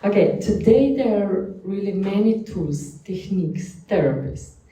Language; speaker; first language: English; non-native, fluent; Slovenian